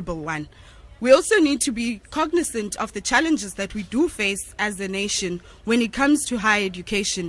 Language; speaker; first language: English; non-native, local second language; Xhosa